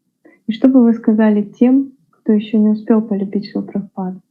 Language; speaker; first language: Russian; native; Russian